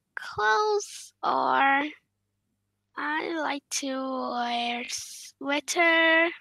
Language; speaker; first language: English; non-native, learner; Vietnamese